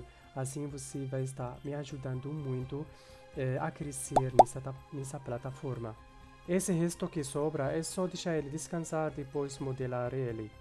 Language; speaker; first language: Portuguese; non-native, fluent; Arabic